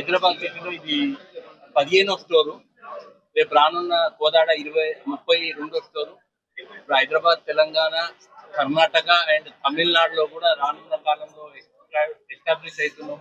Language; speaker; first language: Telugu; native; Telugu